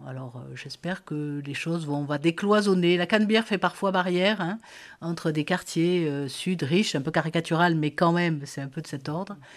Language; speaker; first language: French; native; French